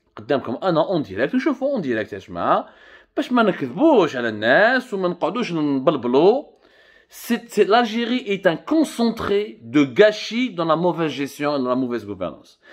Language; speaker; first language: French; non-native, local second language; Arabic